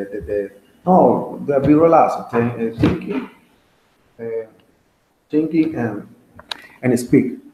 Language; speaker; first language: English; non-native, learner; Spanish